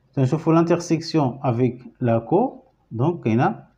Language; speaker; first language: French; non-native, local second language; Arabic